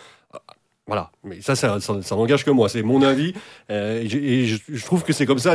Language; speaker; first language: French; native; French